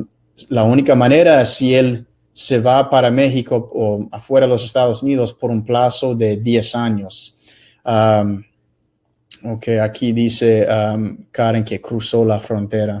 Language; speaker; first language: Spanish; non-native, fluent; English